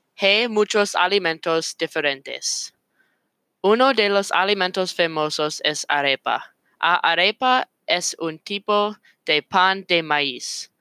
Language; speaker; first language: Spanish; non-native, learner; English